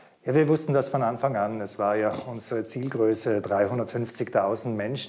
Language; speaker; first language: German; native; German